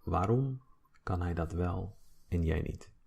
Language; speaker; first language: Dutch; non-native, fluent; English